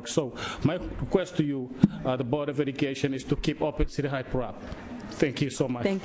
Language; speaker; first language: English; non-native, learner; Somali